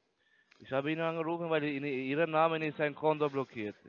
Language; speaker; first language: German; non-native, learner; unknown